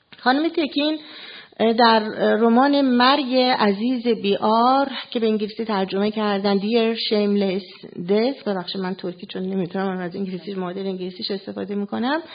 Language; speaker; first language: Persian; native; Persian